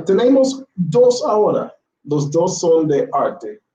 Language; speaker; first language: Spanish; non-native, learner; English